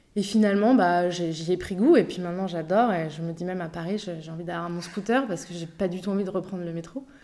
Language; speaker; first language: French; native; French